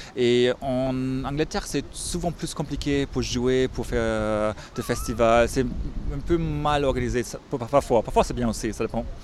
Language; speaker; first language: French; non-native, fluent; German